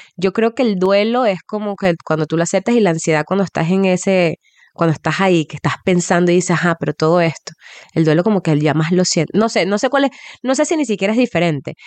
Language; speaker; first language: Spanish; native; Spanish